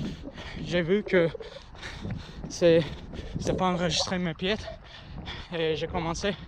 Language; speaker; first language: French; non-native, learner; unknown